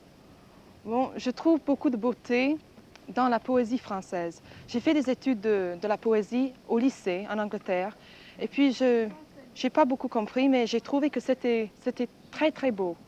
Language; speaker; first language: French; non-native, fluent; English